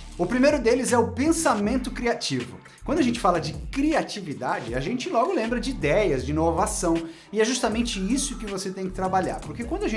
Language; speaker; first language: Portuguese; native; Portuguese